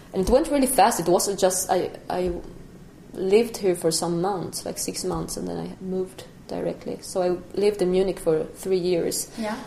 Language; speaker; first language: English; non-native, fluent; Spanish